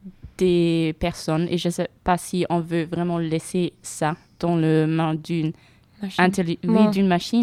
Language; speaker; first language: French; non-native, learner; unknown